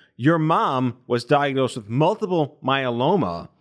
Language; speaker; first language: English; native; English